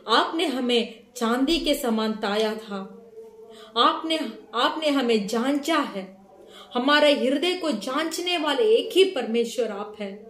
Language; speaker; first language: Hindi; non-native, local second language; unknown